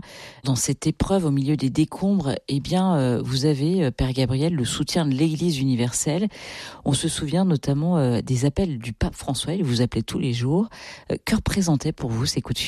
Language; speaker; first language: French; native; French